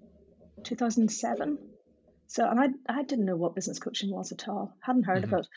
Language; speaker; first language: English; native; English